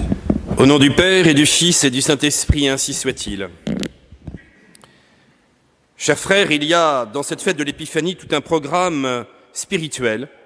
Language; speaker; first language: French; native; French